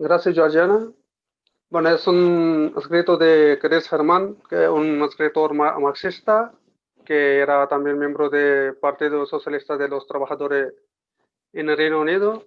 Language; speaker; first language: Spanish; non-native, fluent; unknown